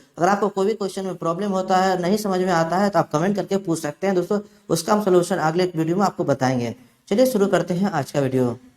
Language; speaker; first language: Hindi; native; Hindi